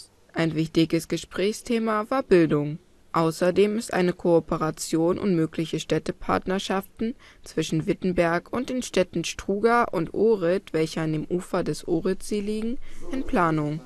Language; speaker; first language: German; native; German